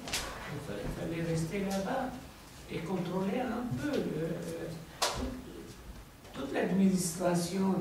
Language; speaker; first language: French; non-native, fluent; Arabic